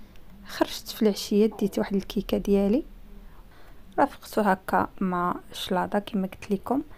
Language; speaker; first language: Arabic; native; Arabic